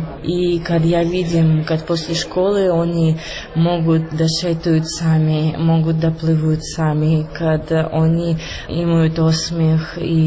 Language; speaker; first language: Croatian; non-native, learner; Russian